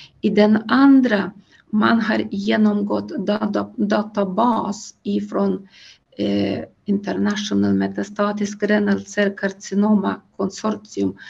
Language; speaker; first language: Swedish; non-native, fluent; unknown